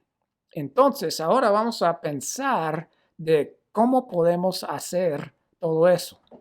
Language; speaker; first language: Spanish; non-native, fluent; English